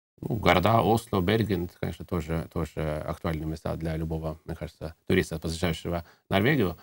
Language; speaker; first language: Russian; native; Russian